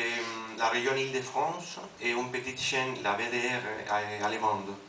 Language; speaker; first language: French; non-native, fluent; Spanish